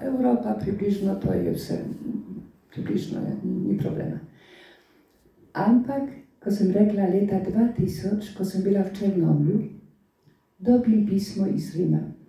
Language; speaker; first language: Slovenian; non-native, fluent; Polish